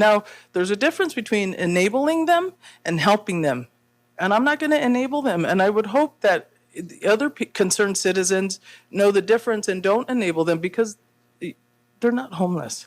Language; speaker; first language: English; native; English